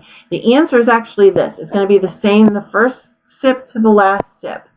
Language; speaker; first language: English; native; English